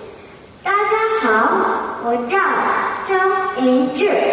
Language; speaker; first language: Chinese; non-native, learner; Korean